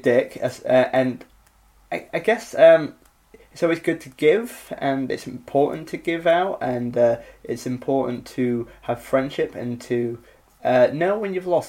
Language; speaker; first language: English; native; English